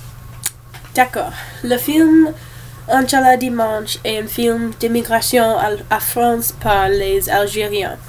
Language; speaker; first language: French; non-native, learner; English